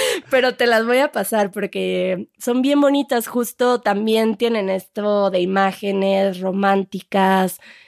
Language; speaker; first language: Spanish; native; Spanish